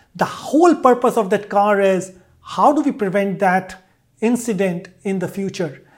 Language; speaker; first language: English; non-native, local second language; Hindi